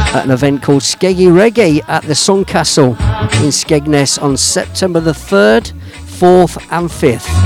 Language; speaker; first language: English; native; English